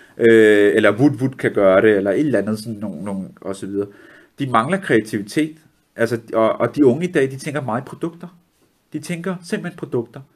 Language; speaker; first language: Danish; early bilingual, other home language; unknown